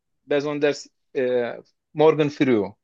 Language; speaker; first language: German; non-native, learner; Turkish